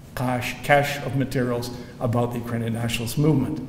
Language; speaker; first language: English; early bilingual, other home language; Ukrainian